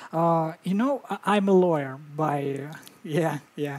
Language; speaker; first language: English; non-native, fluent; Russian